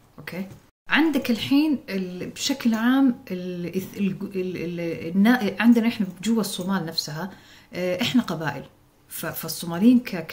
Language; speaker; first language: Arabic; non-native, local second language; Somali